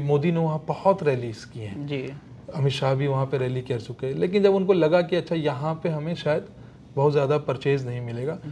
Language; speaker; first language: Hindi; native; Hindi